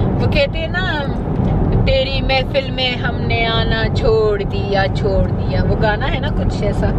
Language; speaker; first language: Urdu; non-native, local second language; Pashto